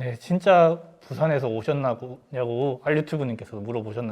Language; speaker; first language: Korean; native; Korean